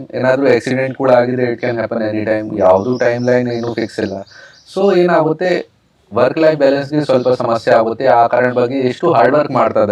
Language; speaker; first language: Kannada; non-native, local second language; Hindi